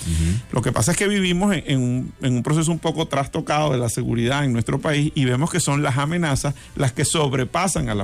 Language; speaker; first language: Spanish; native; Spanish